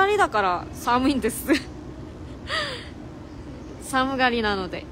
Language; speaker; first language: Japanese; non-native, fluent; Korean